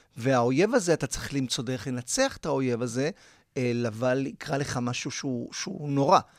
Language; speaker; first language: Hebrew; early bilingual, other home language; Spanish